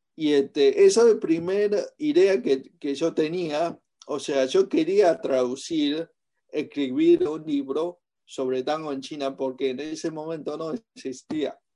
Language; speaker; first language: Spanish; non-native, fluent; Chinese